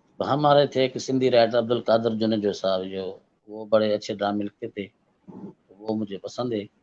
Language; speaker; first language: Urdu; non-native, local second language; Sindhi